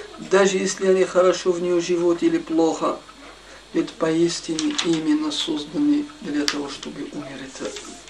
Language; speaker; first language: Russian; non-native, fluent; Arabic